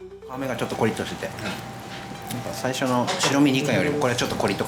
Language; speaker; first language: Japanese; native; Japanese